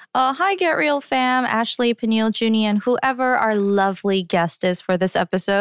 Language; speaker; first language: English; early bilingual, other home language; Korean